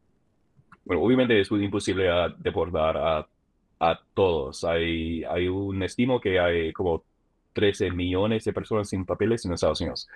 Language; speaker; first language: Spanish; non-native, fluent; English